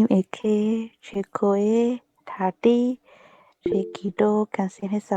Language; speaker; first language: Korean; non-native, learner; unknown